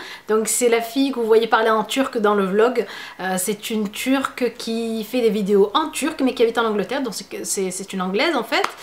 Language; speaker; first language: French; native; French